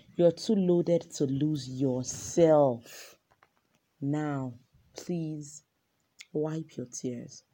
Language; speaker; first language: English; non-native, local second language; Yoruba